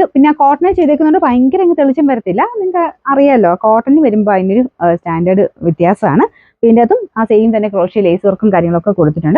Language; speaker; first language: Malayalam; native; Malayalam